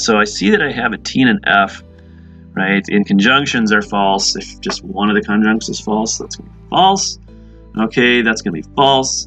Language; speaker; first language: English; native; English